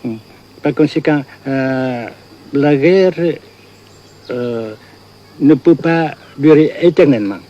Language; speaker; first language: French; non-native, fluent; Vietnamese